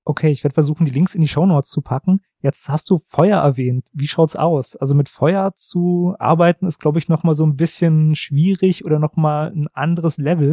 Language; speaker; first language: German; native; German